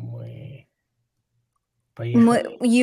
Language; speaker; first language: Russian; non-native, learner; English